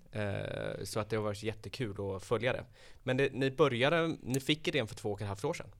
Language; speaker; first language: Swedish; native; Swedish